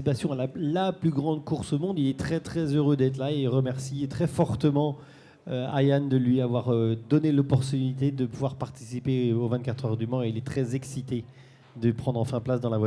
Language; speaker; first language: French; native; French